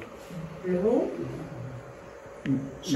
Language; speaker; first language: French; non-native, learner; Russian